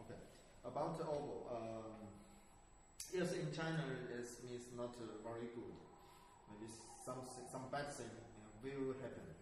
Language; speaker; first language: English; non-native, learner; Chinese